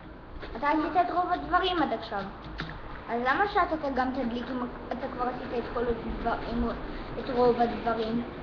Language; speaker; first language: Hebrew; early bilingual, other home language; Russian